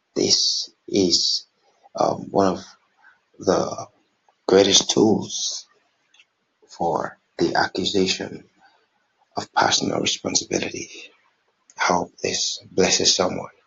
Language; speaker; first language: English; non-native, local second language; Yoruba